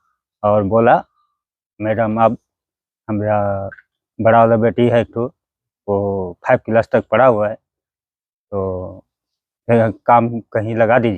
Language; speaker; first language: Hindi; non-native, local second language; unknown